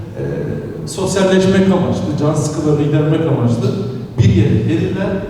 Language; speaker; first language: Turkish; non-native, local second language; Romany